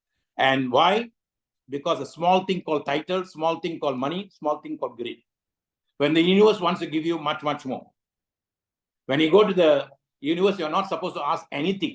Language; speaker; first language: English; non-native, local second language; Tamil